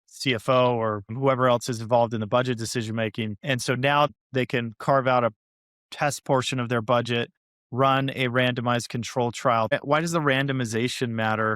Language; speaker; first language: English; native; English